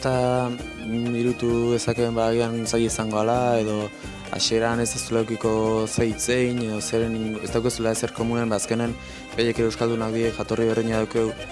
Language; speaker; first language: Basque; native; Basque